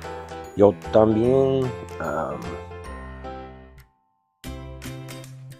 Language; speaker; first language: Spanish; non-native, learner; English